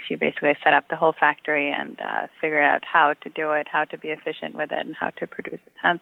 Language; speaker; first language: English; non-native, fluent; Swedish